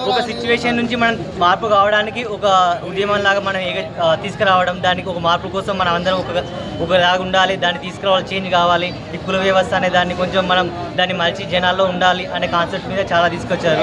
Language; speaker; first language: Telugu; native; Telugu